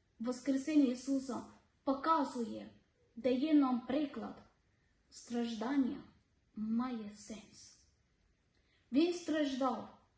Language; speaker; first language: Ukrainian; non-native, learner; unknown